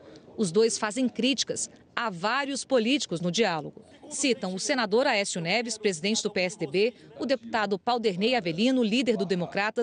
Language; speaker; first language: Portuguese; native; Portuguese